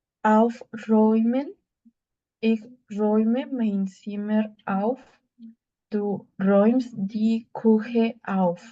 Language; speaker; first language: German; non-native, learner; Spanish